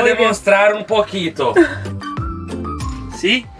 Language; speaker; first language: Spanish; non-native, learner; Portuguese